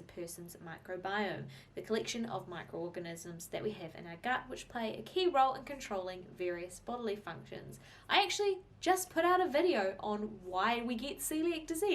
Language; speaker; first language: English; native; English